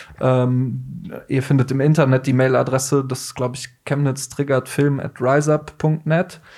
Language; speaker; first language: German; native; German